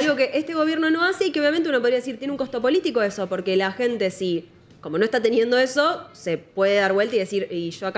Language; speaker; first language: Spanish; native; Spanish